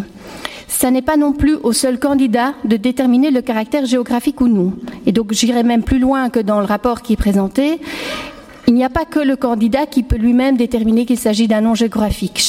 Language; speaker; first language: French; native; French